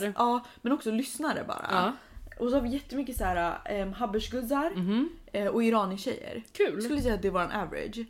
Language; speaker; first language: Swedish; native; Swedish